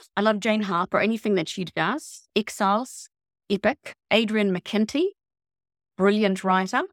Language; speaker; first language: English; non-native, fluent; Swedish